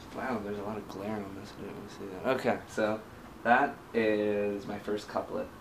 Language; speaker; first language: English; native; English